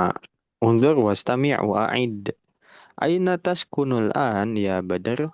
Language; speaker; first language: Arabic; non-native, fluent; Indonesian